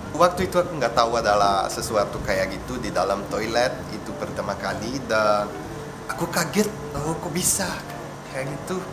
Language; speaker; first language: Indonesian; non-native, fluent; Portuguese